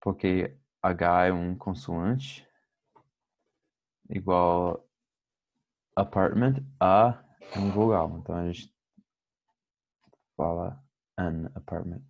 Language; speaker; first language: Portuguese; non-native, fluent; English